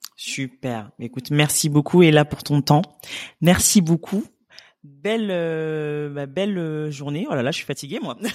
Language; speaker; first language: French; native; French